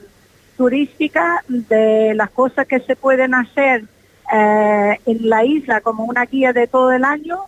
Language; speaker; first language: Spanish; non-native, fluent; English